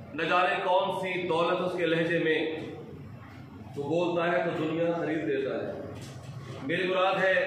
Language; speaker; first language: Urdu; non-native, local second language; Punjabi